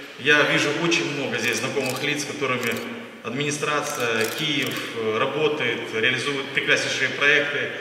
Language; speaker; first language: Russian; non-native, local second language; Ukrainian